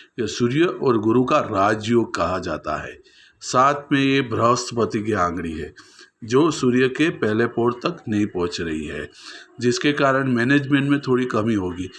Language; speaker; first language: Hindi; non-native, local second language; Gujarati